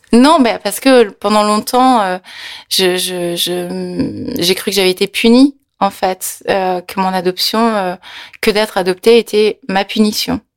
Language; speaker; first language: French; early bilingual, other home language; Korean